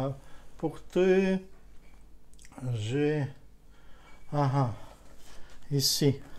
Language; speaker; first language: French; non-native, learner; Ukrainian